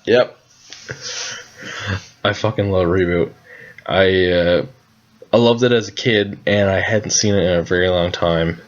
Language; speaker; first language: English; native; English